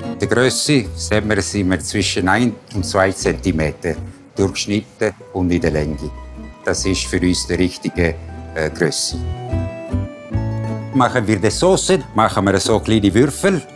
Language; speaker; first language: German; non-native, fluent; Italian